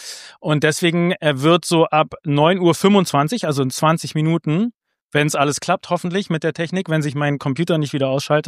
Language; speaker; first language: German; native; German